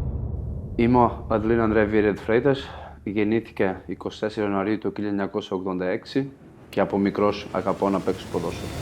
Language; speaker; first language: Greek; non-native, learner; Portuguese